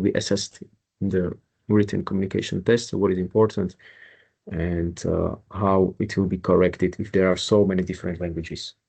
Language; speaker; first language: English; non-native, fluent; Slovak